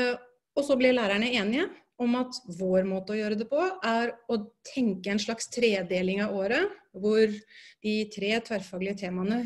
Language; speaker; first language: Norwegian; native; Norwegian